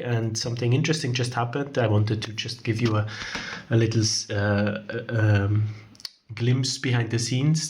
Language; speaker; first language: English; non-native, fluent; German